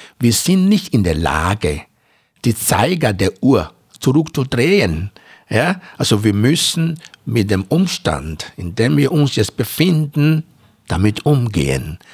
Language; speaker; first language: German; non-native, fluent; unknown